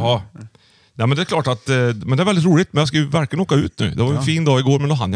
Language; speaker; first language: Swedish; native; Swedish